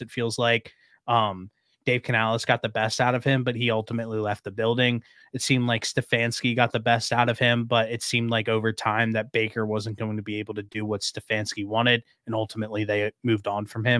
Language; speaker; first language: English; native; English